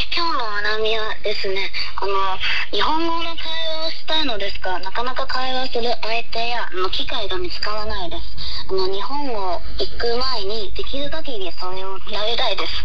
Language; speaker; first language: Japanese; non-native, fluent; Chinese